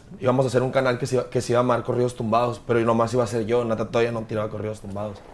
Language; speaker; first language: Spanish; native; Spanish